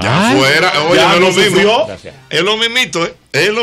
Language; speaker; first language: Spanish; native; Spanish